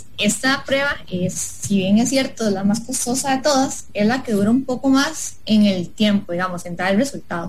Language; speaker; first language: Spanish; native; Spanish